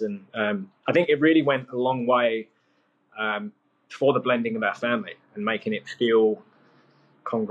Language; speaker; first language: English; native; English